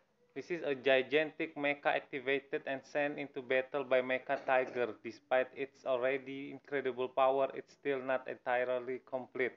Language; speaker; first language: English; non-native, learner; Indonesian